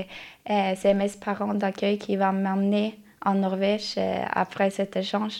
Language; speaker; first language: French; non-native, learner; Norwegian